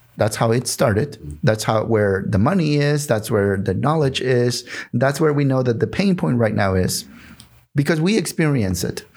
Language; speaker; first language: English; non-native, fluent; Spanish